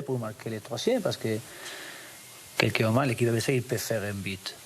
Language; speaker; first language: French; non-native, learner; Spanish